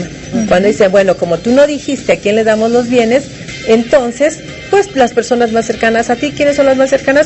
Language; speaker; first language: Spanish; native; Spanish